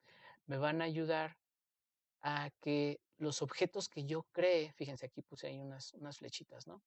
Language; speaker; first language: Spanish; native; Spanish